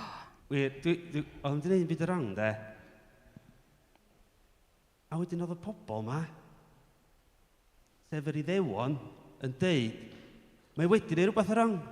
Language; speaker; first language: Welsh; native; Welsh